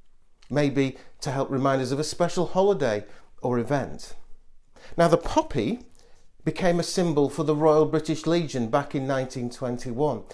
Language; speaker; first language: English; native; English